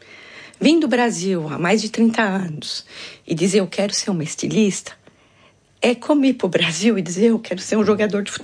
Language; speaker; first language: Portuguese; non-native, fluent; French